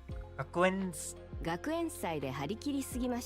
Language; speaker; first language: Japanese; non-native, learner; English